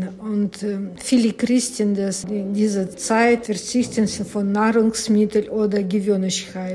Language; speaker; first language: German; non-native, learner; Russian